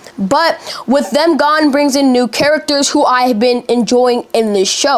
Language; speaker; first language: English; native; English